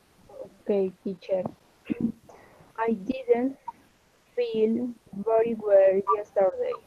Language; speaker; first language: English; non-native, learner; Spanish